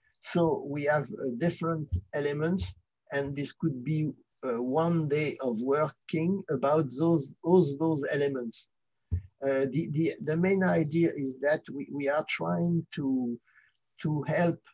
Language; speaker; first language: English; non-native, fluent; French